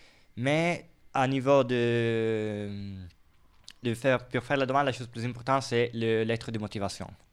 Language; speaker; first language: French; non-native, fluent; Italian